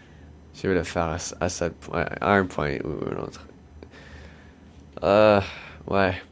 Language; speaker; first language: French; non-native, learner; English